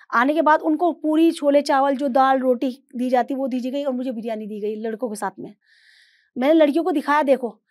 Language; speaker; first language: Hindi; native; Hindi